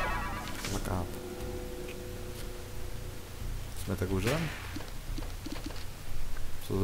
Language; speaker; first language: Polish; native; Polish